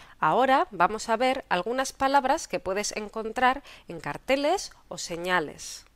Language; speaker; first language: Spanish; native; Spanish